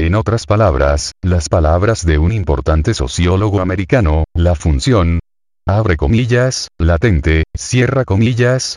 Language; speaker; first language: Spanish; native; Spanish